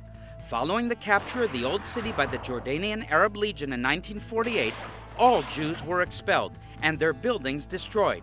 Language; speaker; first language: English; native; English